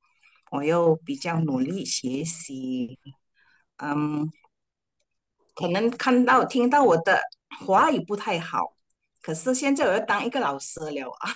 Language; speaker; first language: Chinese; early bilingual, heritage; Chinese